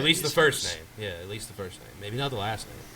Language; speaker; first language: English; native; English